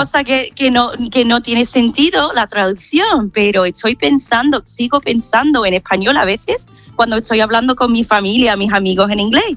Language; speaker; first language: Spanish; non-native, fluent; English